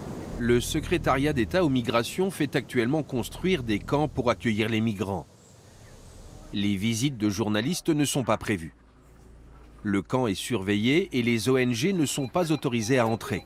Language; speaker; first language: French; native; French